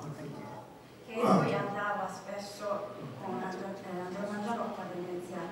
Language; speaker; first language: Italian; non-native, fluent; Japanese